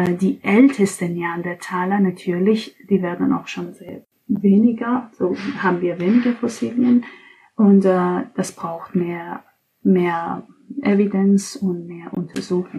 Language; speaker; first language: German; non-native, fluent; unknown